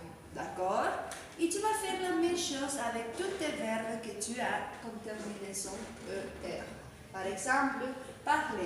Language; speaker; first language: French; non-native, fluent; Spanish